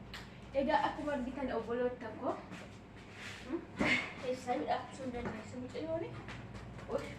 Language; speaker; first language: Arabic; non-native, learner; Oromo